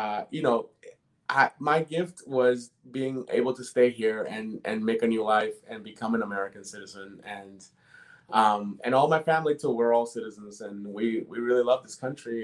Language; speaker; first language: English; early bilingual, other home language; Spanish